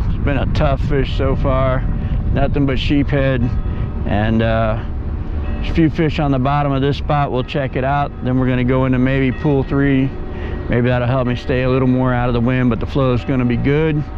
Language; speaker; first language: English; native; English